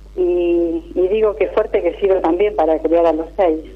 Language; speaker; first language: Spanish; native; Spanish